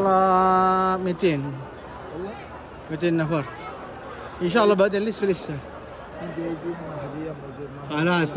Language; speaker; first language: Arabic; non-native, learner; Indonesian